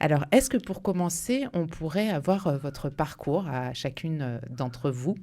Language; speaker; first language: French; native; French